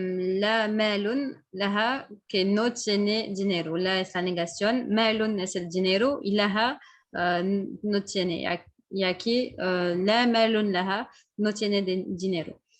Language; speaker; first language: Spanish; non-native, fluent; French